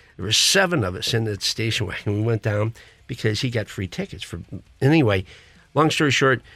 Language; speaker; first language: English; native; English